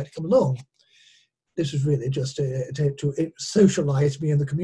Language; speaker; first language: English; native; English